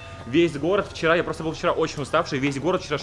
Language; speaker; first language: Russian; native; Russian